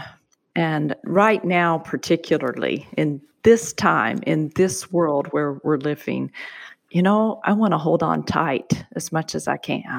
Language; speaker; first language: English; native; English